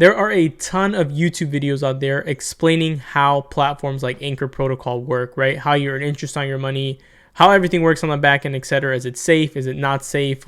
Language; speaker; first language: English; native; English